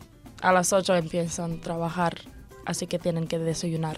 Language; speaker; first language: Spanish; non-native, learner; Croatian